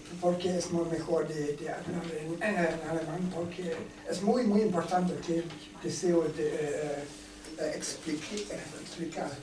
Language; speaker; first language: Spanish; non-native, learner; German